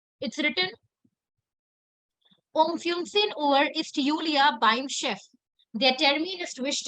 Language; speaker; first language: German; non-native, learner; Hindi